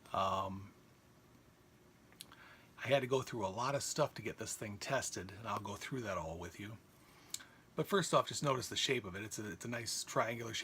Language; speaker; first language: English; native; English